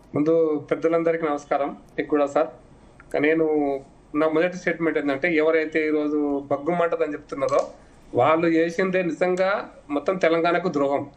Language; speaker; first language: Telugu; native; Telugu